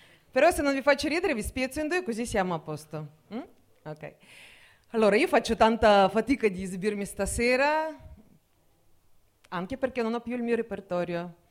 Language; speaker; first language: Italian; non-native, fluent; Russian